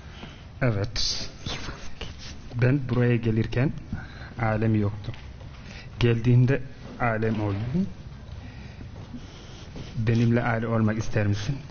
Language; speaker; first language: Turkish; non-native, learner; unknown